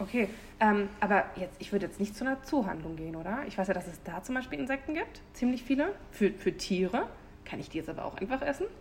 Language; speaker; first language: German; native; German